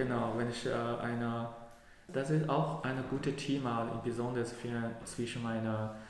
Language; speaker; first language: German; non-native, learner; Cantonese